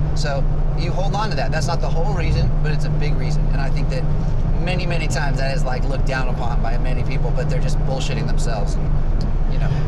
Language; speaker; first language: English; native; English